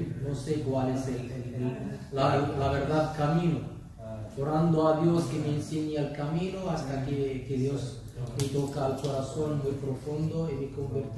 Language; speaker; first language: Spanish; non-native, learner; Arabic